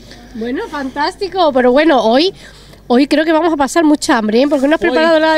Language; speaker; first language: Spanish; native; Spanish